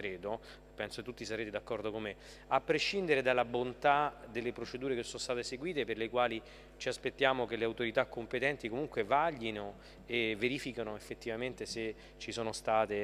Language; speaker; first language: Italian; native; Italian